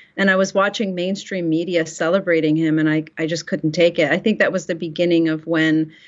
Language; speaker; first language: English; early bilingual, other home language; Persian